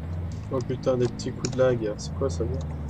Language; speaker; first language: French; native; French